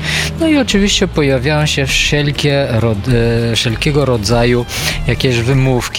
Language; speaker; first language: Polish; non-native, fluent; Bulgarian